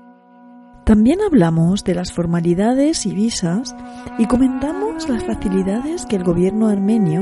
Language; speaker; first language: Spanish; native; Spanish